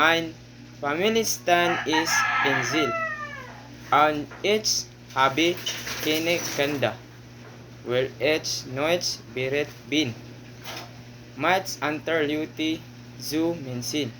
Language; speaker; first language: German; non-native, learner; Cebuano